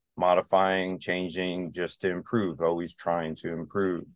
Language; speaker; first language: English; native; English